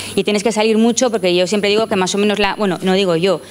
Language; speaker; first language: Spanish; native; Spanish